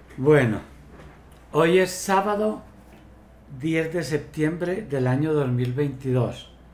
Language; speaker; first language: Spanish; native; Spanish